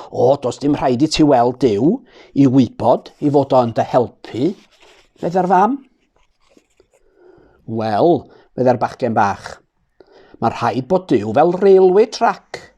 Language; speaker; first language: Welsh; native; Welsh